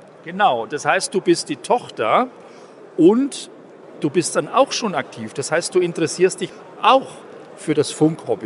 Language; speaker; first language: German; native; German